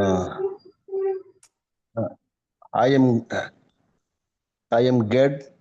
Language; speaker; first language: English; non-native, learner; Hindi